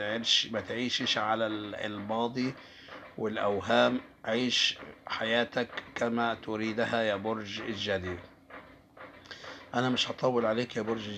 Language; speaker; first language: Arabic; native; Arabic